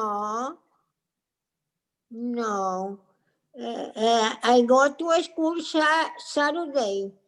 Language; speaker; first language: English; non-native, learner; Spanish